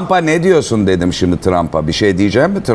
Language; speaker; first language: Turkish; native; Turkish